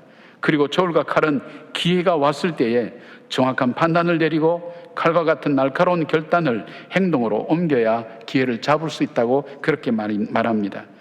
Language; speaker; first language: Korean; native; Korean